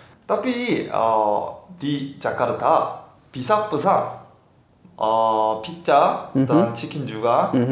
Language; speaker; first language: Indonesian; non-native, learner; Korean